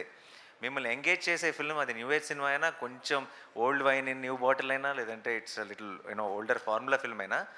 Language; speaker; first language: Telugu; native; Telugu